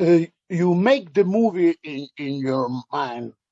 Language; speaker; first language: English; non-native, learner; Spanish